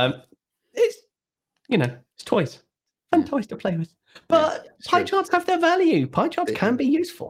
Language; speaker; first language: English; native; English